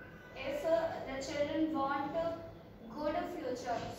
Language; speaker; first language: English; non-native, learner; Hindi